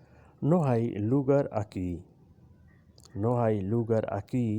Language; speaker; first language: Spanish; non-native, learner; Urdu